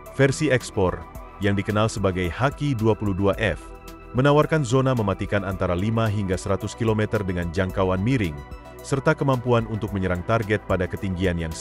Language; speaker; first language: Indonesian; native; Indonesian